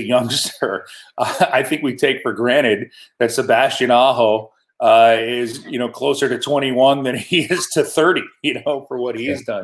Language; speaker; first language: English; native; English